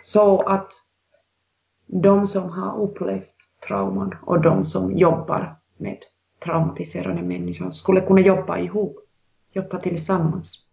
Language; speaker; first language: Swedish; non-native, local second language; Finnish